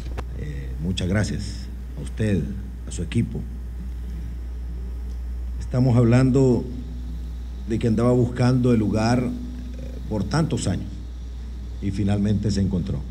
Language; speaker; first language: Spanish; native; Spanish